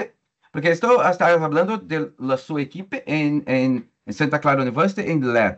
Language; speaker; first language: Spanish; non-native, learner; Portuguese